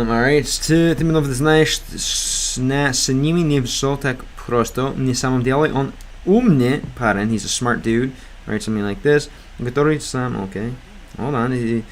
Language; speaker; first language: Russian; non-native, learner; English